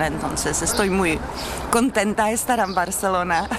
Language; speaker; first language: Spanish; non-native, fluent; Czech